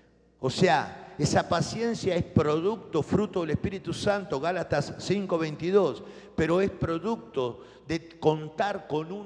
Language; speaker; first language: Spanish; native; Spanish